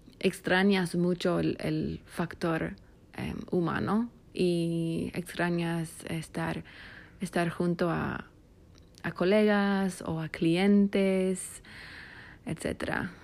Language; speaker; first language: Spanish; non-native, fluent; English